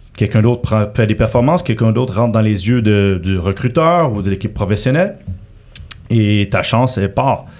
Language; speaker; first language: French; native; French